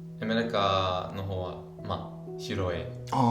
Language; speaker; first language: Japanese; non-native, learner; English